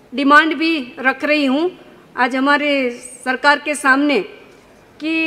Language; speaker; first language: Hindi; non-native, local second language; Gujarati